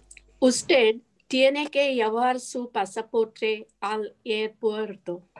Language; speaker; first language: Spanish; non-native, learner; English